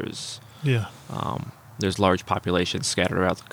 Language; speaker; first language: English; native; English